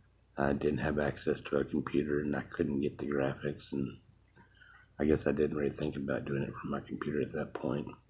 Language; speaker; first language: English; native; English